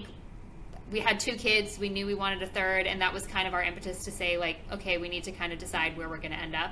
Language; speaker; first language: English; native; English